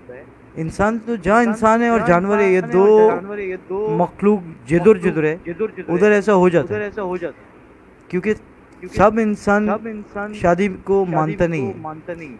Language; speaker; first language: Hindi; non-native, fluent; Bangla